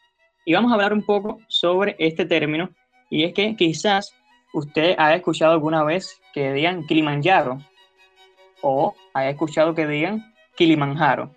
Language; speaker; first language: Spanish; native; Spanish